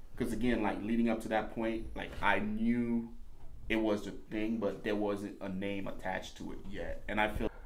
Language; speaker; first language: English; native; English